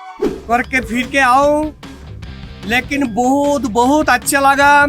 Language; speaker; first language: Hindi; non-native, local second language; Bangla